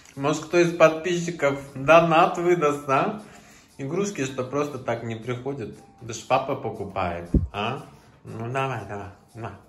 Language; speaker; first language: Russian; native; Russian